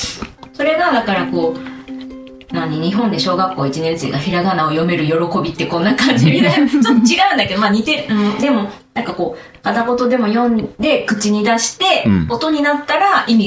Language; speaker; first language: Japanese; native; Japanese